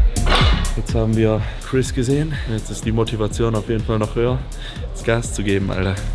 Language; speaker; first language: German; native; German